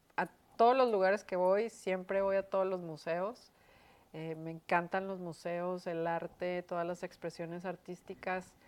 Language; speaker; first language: Spanish; native; Spanish